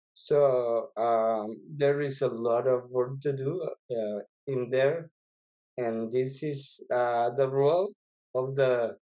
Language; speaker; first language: English; non-native, fluent; Spanish